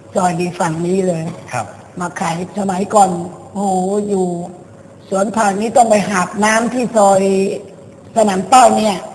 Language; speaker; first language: Thai; early bilingual, other home language; Chinese